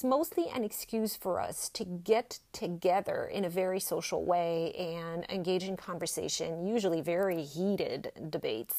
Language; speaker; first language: English; non-native, fluent; French